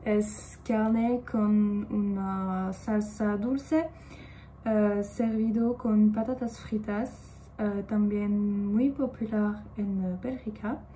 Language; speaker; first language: Spanish; non-native, learner; French